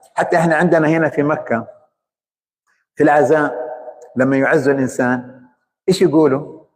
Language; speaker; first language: Arabic; native; Arabic